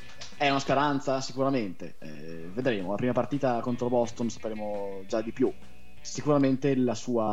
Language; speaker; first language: Italian; native; Italian